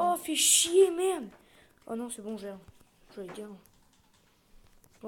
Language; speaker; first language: French; native; French